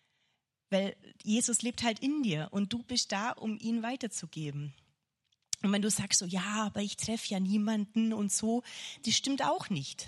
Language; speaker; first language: German; native; German